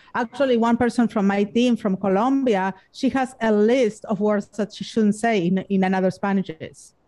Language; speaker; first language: English; non-native, fluent; Spanish